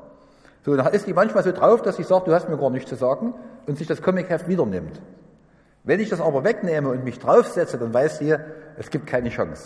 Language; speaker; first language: German; native; German